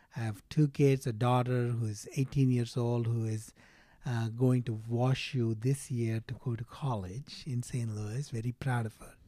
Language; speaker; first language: English; non-native, local second language; Telugu